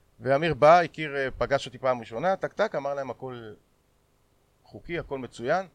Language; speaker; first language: Hebrew; native; Hebrew